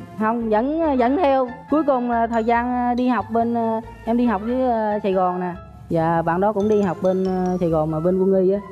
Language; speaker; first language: Vietnamese; native; Vietnamese